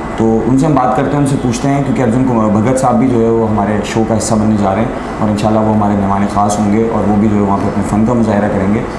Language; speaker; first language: Urdu; native; Urdu